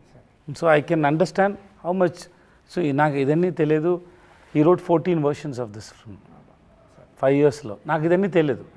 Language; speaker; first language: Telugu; non-native, learner; Tamil